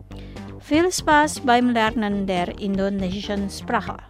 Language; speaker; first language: German; non-native, fluent; Indonesian